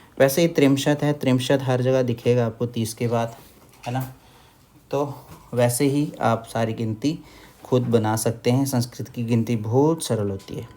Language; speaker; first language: Hindi; native; Hindi